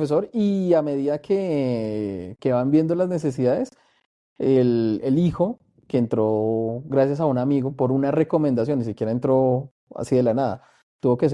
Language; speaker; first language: Spanish; native; Spanish